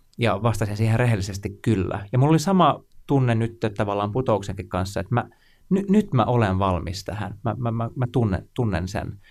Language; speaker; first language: Finnish; non-native, local second language; Swedish